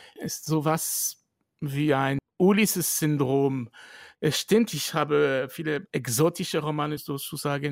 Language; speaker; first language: German; non-native, fluent; French